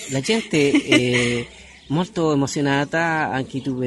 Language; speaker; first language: Italian; non-native, fluent; Spanish